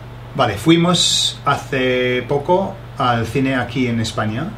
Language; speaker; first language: Spanish; non-native, fluent; English